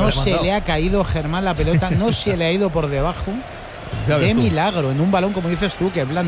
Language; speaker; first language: Spanish; native; Spanish